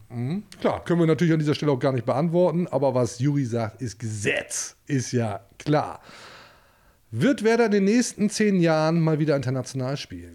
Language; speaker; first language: German; native; German